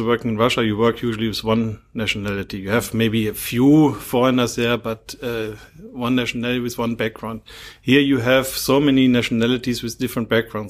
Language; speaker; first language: English; non-native, fluent; German